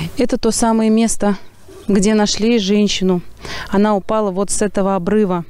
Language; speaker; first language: Russian; native; Russian